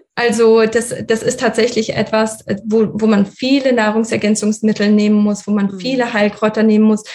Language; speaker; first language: German; early bilingual, other home language; Russian